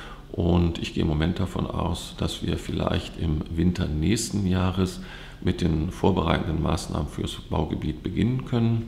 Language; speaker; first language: German; native; German